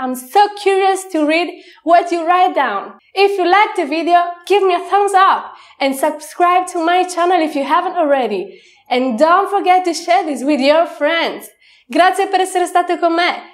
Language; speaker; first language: English; non-native, fluent; Italian